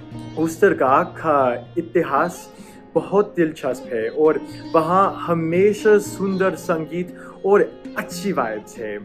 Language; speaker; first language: Hindi; non-native, fluent; English